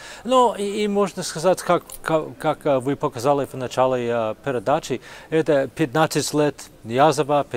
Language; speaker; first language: Russian; non-native, fluent; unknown